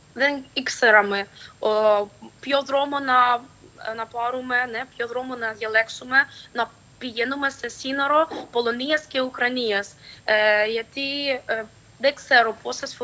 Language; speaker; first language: Greek; non-native, fluent; Ukrainian